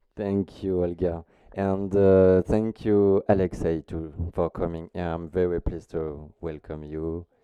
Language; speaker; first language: English; non-native, fluent; French